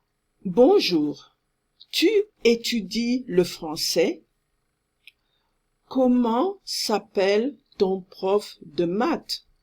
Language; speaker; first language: French; non-native, fluent; English